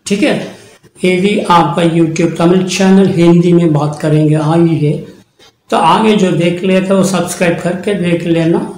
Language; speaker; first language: Hindi; non-native, local second language; Tamil